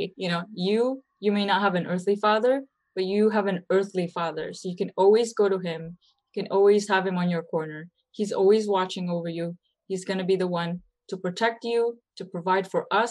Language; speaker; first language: English; early bilingual, other home language; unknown